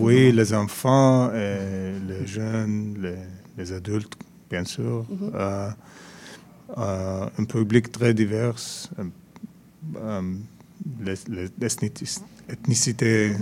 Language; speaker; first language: French; non-native, learner; Arabic